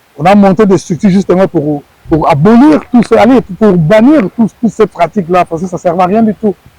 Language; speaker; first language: French; non-native, local second language; Lingala